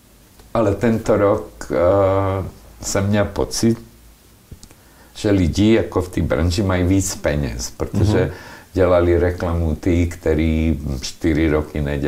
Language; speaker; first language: Czech; non-native, local second language; Slovak